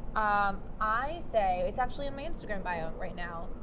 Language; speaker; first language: English; native; English